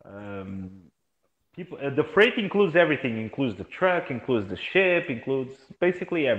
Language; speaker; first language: English; non-native, fluent; Portuguese